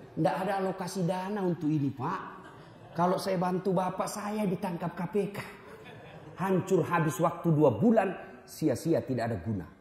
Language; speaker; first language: Indonesian; non-native, local second language; Buginese